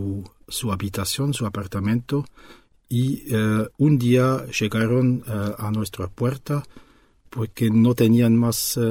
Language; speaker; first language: Spanish; non-native, fluent; French